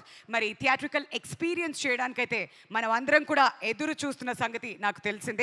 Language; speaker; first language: Telugu; native; Telugu